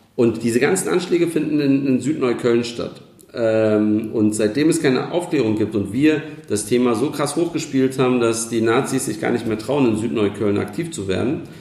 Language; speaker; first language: German; early bilingual, other home language; Turkish